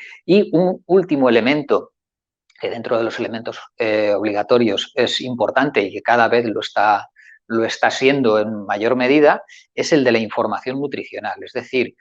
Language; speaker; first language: Spanish; native; Spanish